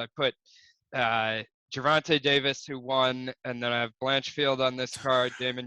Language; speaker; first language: English; native; English